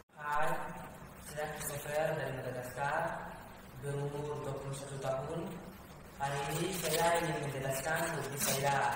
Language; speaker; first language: Indonesian; non-native, learner; Malagasy